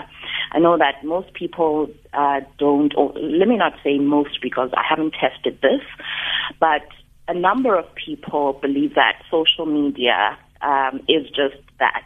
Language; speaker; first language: English; non-native, local second language; Xhosa